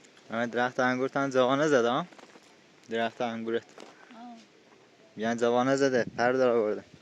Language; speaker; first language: Persian; native; Persian